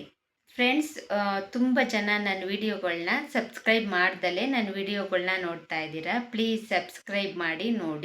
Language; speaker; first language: Kannada; native; Kannada